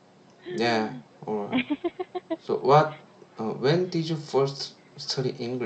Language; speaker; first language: English; non-native, learner; Korean